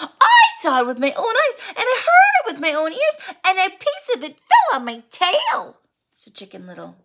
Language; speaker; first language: English; native; English